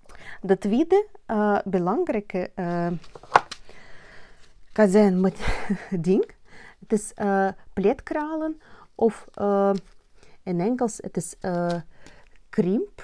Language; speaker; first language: Dutch; non-native, learner; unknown